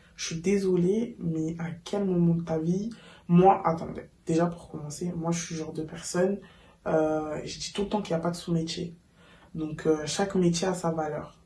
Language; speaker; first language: French; native; French